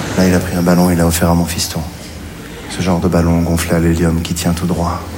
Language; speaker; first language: French; native; French